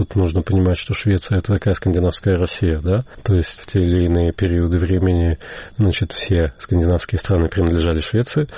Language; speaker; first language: Russian; native; Russian